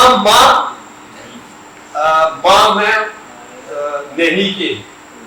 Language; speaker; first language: Hindi; non-native, learner; Turkish